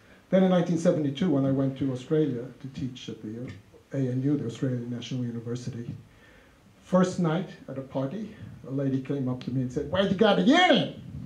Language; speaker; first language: English; native; English